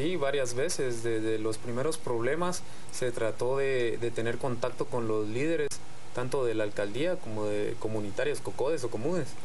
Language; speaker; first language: Spanish; native; Spanish